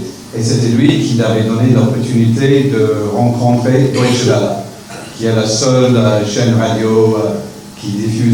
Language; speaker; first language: French; non-native, fluent; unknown